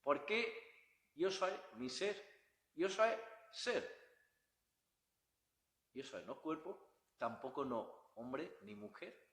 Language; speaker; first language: Spanish; non-native, learner; Bangla